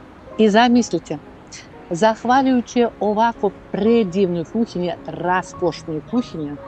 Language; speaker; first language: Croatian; non-native, fluent; Russian